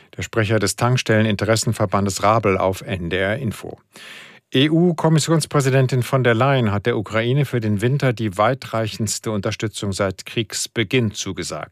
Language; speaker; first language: German; native; German